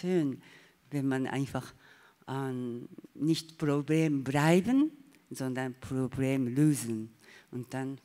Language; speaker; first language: German; non-native, learner; Japanese